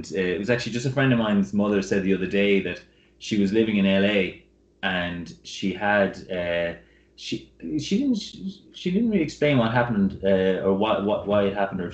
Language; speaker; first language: English; native; English